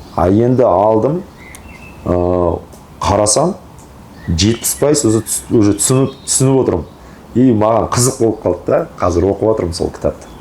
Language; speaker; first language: Kazakh; early bilingual, heritage; Kazakh